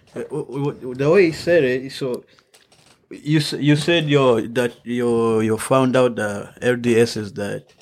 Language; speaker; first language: English; non-native, local second language; Kinyarwanda